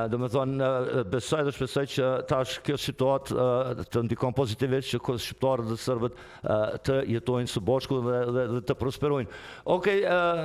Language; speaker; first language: Albanian; native; Albanian